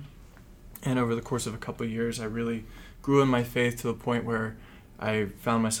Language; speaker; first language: English; native; English